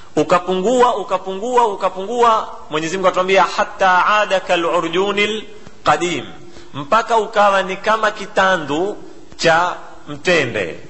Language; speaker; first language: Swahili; native; Swahili